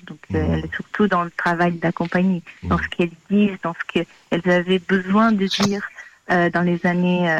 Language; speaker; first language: French; non-native, fluent; Portuguese